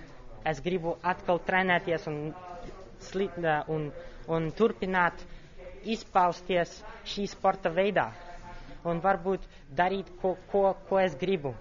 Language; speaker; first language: Latvian; non-native, local second language; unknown